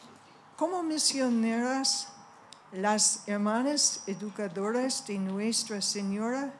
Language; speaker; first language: Spanish; non-native, fluent; English